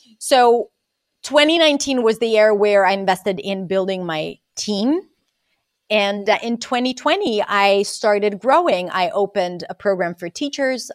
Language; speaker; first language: English; non-native, fluent; Hebrew